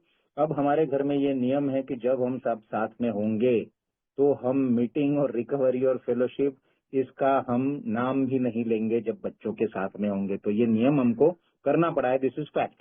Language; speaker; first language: Hindi; native; Hindi